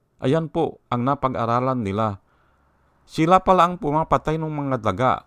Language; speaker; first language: Filipino; non-native, local second language; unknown